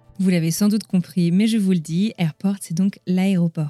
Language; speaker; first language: French; native; French